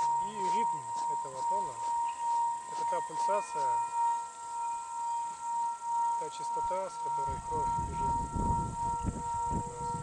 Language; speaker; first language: Russian; native; Russian